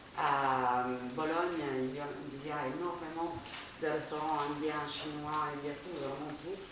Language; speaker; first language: French; non-native, fluent; Italian